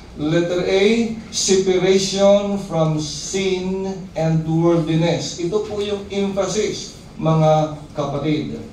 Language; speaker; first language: Filipino; non-native, local second language; Hiligaynon